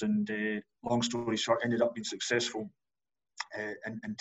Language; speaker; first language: English; native; English